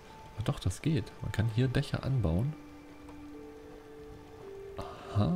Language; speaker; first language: German; native; German